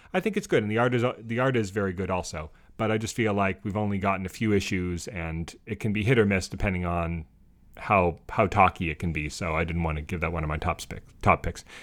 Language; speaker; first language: English; native; English